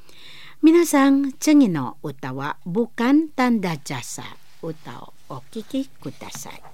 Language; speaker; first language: Japanese; non-native, learner; Indonesian